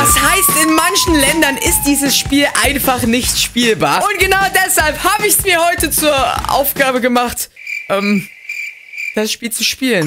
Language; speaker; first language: German; native; German